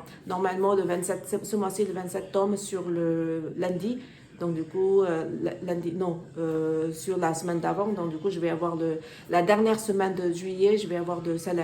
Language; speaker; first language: French; non-native, learner; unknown